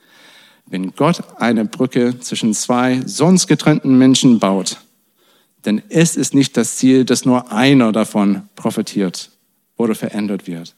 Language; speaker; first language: German; non-native, fluent; English